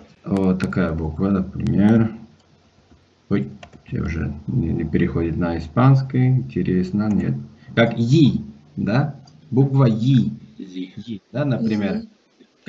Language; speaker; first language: Russian; non-native, fluent; Spanish